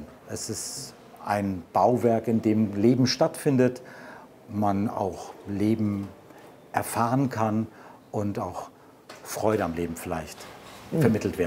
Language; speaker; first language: German; native; German